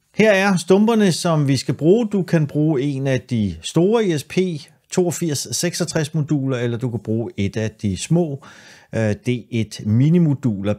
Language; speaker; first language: Danish; native; Danish